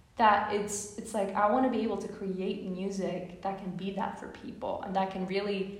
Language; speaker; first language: English; non-native, fluent; Czech